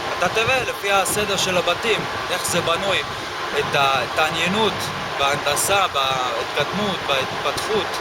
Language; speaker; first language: Hebrew; non-native, local second language; Arabic